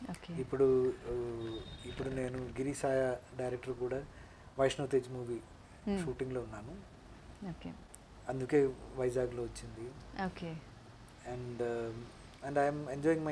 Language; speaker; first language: Telugu; non-native, local second language; Malayalam